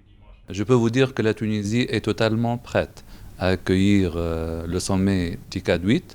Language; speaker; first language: French; non-native, local second language; Arabic